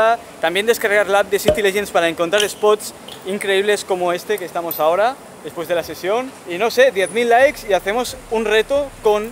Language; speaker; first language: Spanish; native; Spanish